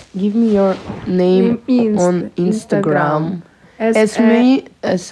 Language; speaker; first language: English; non-native, learner; Russian